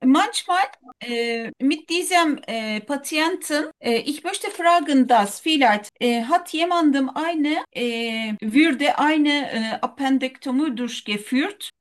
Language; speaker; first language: German; non-native, learner; Turkish